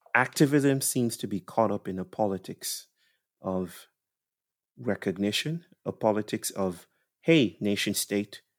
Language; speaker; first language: English; non-native, local second language; Yoruba